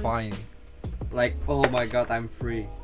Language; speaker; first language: English; non-native, learner; Indonesian